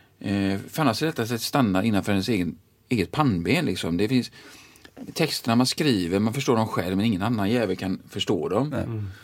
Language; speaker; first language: Swedish; native; Swedish